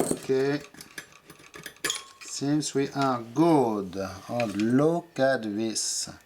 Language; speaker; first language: English; non-native, fluent; French